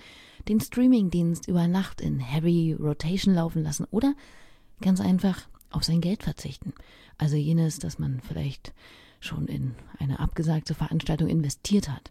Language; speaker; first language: German; native; German